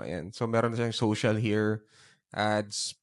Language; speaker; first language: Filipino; native; Filipino